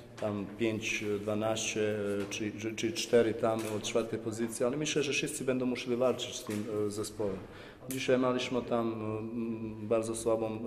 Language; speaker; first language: Polish; non-native, fluent; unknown